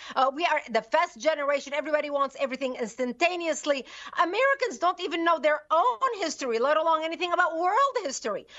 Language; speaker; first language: English; non-native, fluent; Arabic